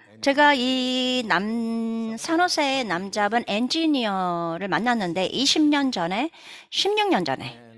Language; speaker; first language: Korean; native; Korean